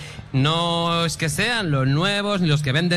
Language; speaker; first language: Spanish; native; Spanish